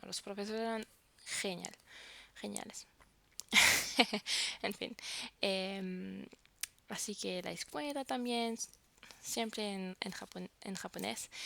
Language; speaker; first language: Spanish; non-native, fluent; French